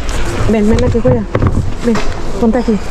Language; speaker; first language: Spanish; non-native, learner; Filipino